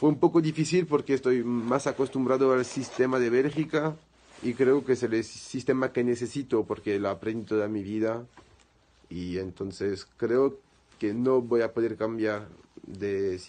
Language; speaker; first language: Spanish; non-native, learner; French